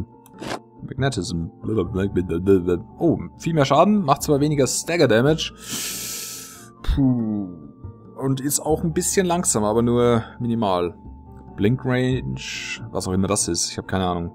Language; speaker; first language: German; native; German